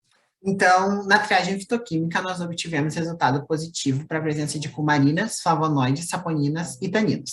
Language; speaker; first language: Portuguese; native; Portuguese